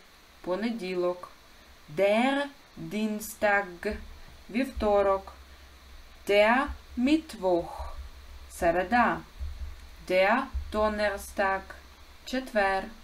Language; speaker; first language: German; non-native, fluent; Ukrainian